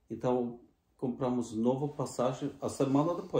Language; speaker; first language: Portuguese; non-native, fluent; Norwegian